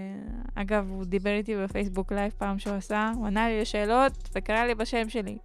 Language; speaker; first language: Hebrew; non-native, local second language; Arabic